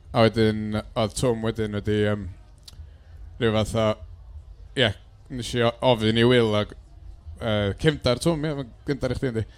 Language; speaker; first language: Welsh; native; Welsh